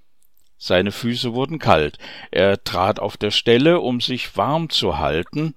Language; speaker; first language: German; native; German